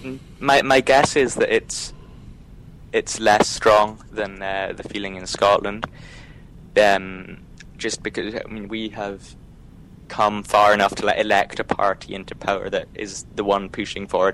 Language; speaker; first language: English; native; English